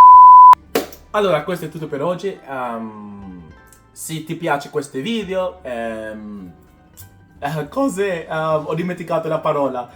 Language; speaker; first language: Italian; non-native, learner; English